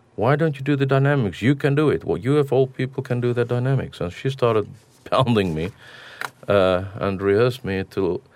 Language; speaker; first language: English; non-native, local second language; Afrikaans